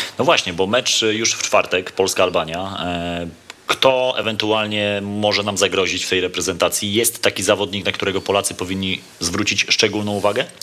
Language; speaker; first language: Polish; native; Polish